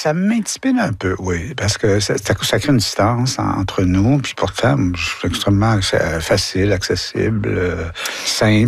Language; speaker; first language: French; native; French